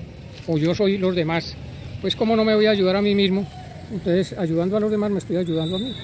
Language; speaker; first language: Spanish; native; Spanish